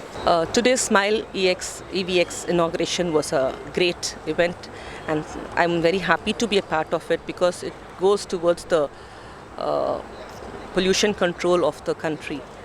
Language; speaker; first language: English; non-native, local second language; Tamil